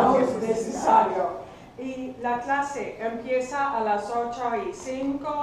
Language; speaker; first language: Spanish; non-native, fluent; English